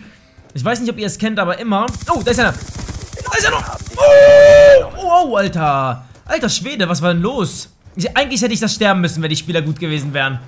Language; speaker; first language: German; native; German